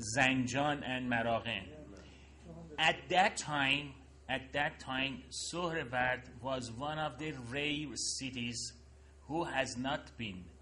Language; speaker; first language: English; non-native, fluent; Persian